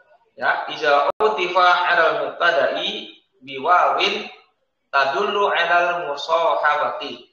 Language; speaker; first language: Arabic; non-native, fluent; Indonesian